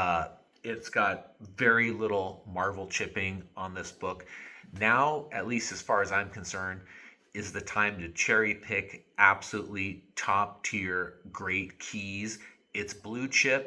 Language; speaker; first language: English; native; English